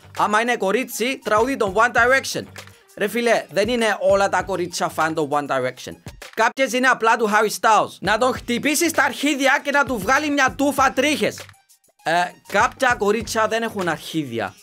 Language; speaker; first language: Greek; native; Greek